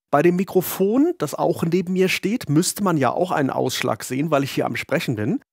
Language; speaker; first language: German; native; German